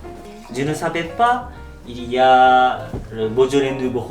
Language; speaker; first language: French; non-native, learner; Japanese